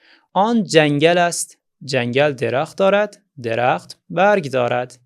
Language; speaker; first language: Persian; non-native, fluent; Azerbaijani